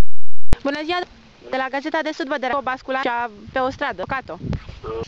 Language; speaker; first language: Romanian; native; Romanian